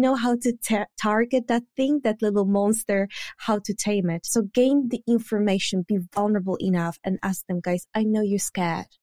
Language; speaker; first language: English; non-native, fluent; Polish